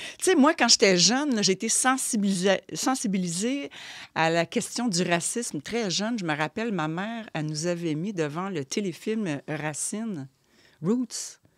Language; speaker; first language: French; native; French